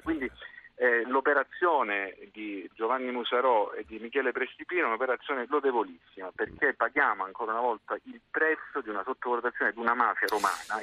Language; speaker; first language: Italian; native; Italian